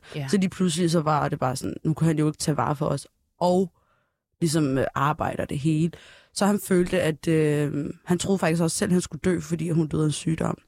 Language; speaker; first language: Danish; early bilingual, other home language; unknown